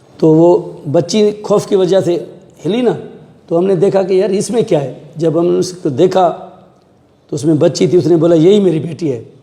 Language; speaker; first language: Urdu; non-native, local second language; Sindhi